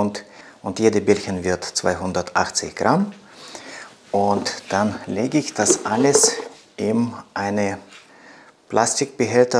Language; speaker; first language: German; non-native, fluent; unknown